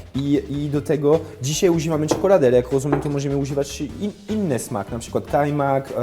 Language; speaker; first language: Polish; non-native, fluent; French